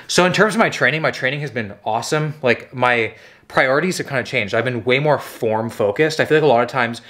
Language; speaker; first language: English; native; English